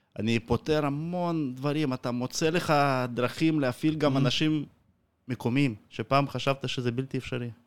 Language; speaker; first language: Hebrew; non-native, fluent; Russian